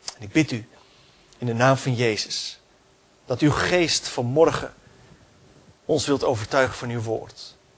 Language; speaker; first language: Dutch; native; Dutch